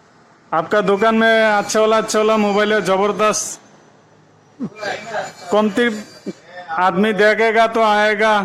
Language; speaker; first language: Hindi; non-native, learner; Bangla